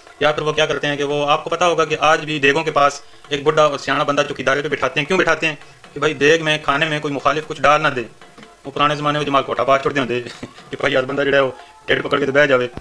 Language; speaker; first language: Urdu; non-native, local second language; Northern Hindko